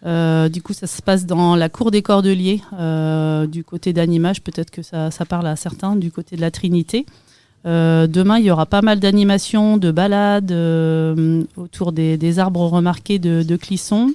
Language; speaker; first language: French; native; French